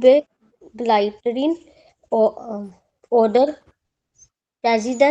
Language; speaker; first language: German; non-native, learner; Hindi